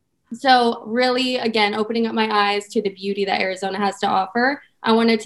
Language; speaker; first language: English; native; English